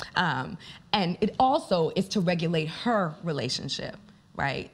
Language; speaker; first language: English; native; English